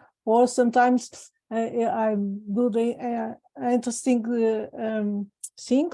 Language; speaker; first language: English; non-native, fluent; Portuguese